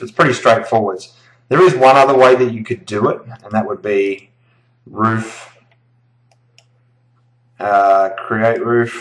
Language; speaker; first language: English; native; English